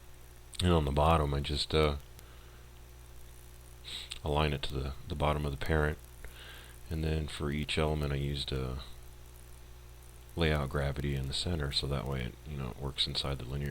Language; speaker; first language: English; native; English